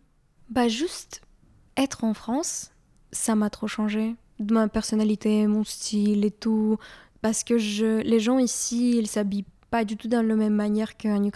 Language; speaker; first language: French; non-native, fluent; Ukrainian